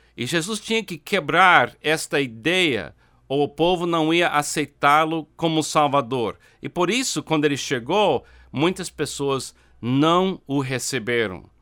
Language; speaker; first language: Portuguese; non-native, fluent; English